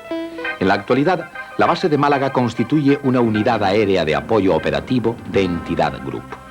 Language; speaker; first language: Spanish; native; Spanish